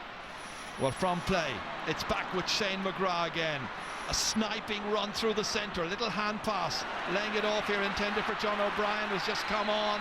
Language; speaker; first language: English; native; English